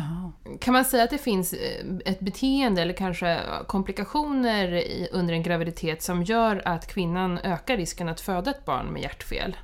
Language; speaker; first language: Swedish; native; Swedish